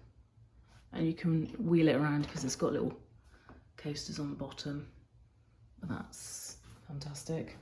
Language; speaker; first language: English; native; English